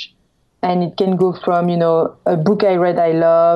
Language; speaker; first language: English; non-native, fluent; French